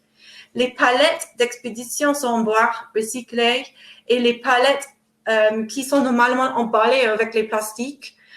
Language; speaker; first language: French; non-native, fluent; English